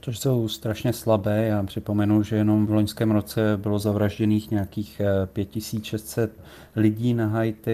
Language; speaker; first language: Czech; native; Czech